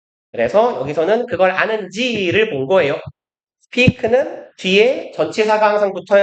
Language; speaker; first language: Korean; native; Korean